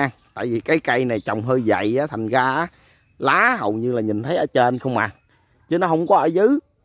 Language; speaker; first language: Vietnamese; native; Vietnamese